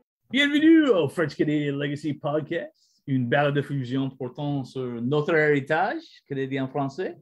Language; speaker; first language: French; non-native, learner; English